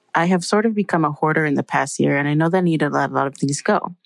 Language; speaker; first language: English; native; English